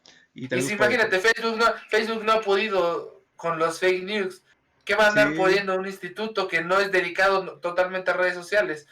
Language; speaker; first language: Spanish; native; Spanish